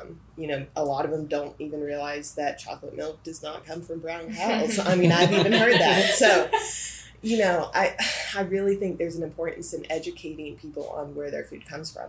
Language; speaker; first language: English; native; English